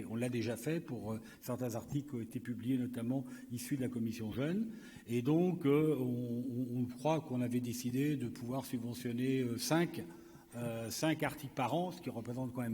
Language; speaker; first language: French; native; French